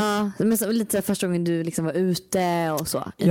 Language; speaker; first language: Swedish; native; Swedish